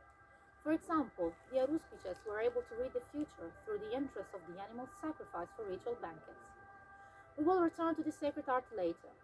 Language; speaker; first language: English; non-native, fluent; Italian